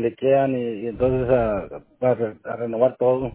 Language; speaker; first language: Spanish; native; Spanish